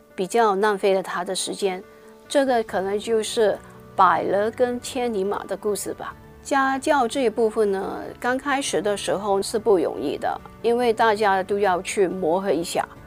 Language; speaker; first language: Chinese; native; Chinese